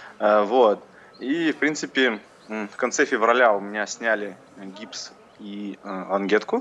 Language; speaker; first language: Russian; native; Russian